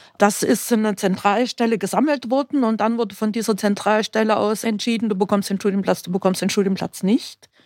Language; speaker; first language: German; native; German